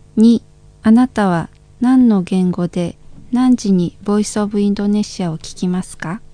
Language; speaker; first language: Japanese; non-native, fluent; Indonesian